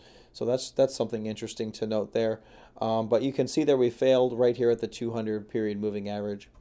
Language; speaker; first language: English; native; English